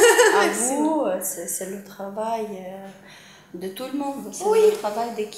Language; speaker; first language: French; non-native, fluent; Ukrainian